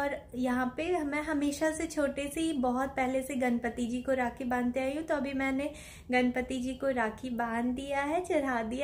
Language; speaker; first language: Hindi; native; Hindi